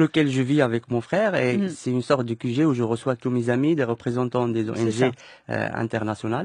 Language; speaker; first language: French; non-native, local second language; Arabic